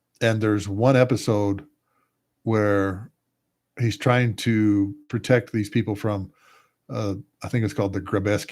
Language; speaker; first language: English; native; English